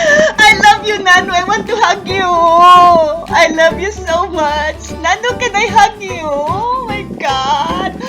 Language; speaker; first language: English; non-native, learner; Thai